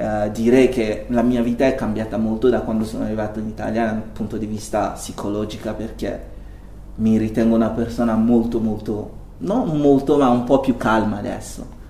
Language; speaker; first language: Italian; non-native, fluent; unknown